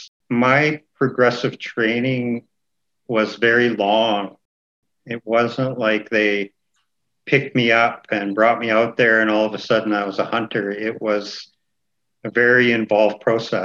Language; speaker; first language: English; native; English